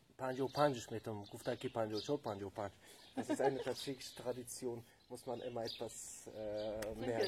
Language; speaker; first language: German; non-native, fluent; Tajik